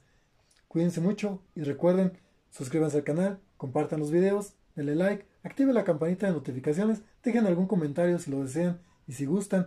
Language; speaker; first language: Spanish; native; Spanish